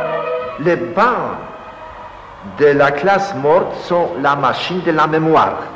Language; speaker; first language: French; non-native, fluent; Polish